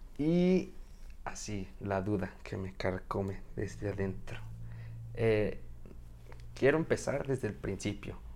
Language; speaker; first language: Spanish; native; Spanish